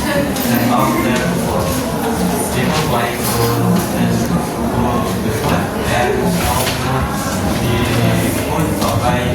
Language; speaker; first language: English; non-native, learner; Indonesian